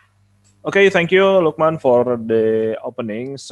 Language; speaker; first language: English; non-native, fluent; Indonesian